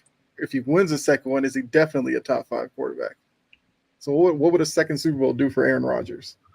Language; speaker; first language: English; native; English